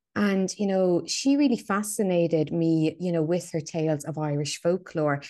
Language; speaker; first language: English; native; English